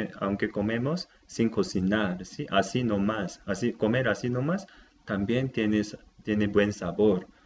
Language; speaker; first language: Spanish; non-native, fluent; Japanese